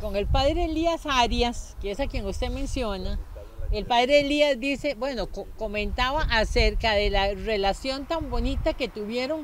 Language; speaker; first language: Spanish; native; Spanish